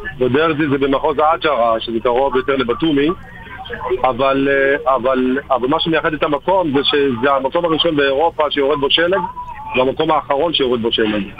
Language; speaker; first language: Hebrew; early bilingual, other home language; Georgian